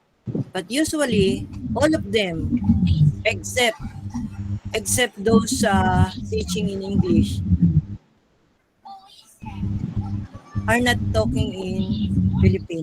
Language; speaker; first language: English; non-native, local second language; Filipino